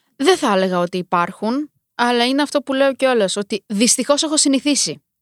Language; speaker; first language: Greek; early bilingual, other home language; Romanian